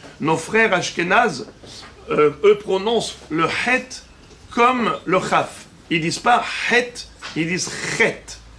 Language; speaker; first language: French; native; French